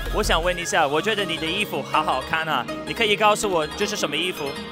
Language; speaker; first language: Chinese; non-native, fluent; English